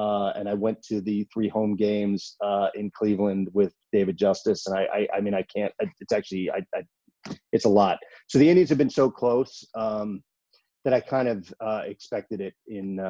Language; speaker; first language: English; native; English